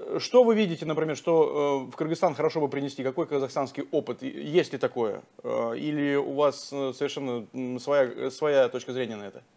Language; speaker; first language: Russian; native; Russian